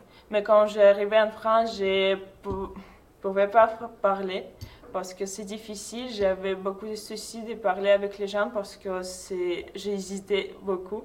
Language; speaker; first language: French; non-native, fluent; Russian